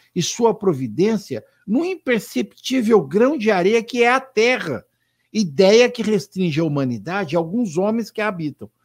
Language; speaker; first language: Portuguese; native; Portuguese